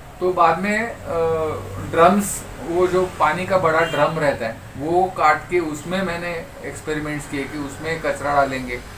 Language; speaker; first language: Hindi; non-native, local second language; Marathi